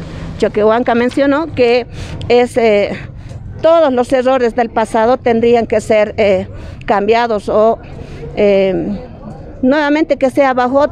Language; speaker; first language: Spanish; native; Spanish